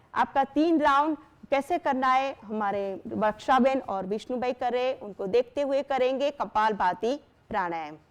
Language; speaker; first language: Hindi; non-native, local second language; Gujarati